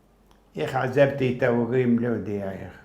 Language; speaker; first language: Hebrew; non-native, fluent; Arabic